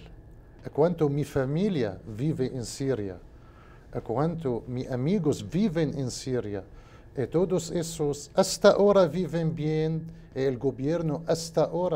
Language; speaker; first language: Portuguese; non-native, learner; Spanish